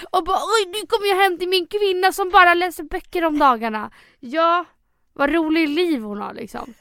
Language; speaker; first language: Swedish; early bilingual, other home language; Spanish